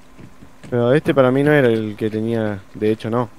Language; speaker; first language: Spanish; native; Spanish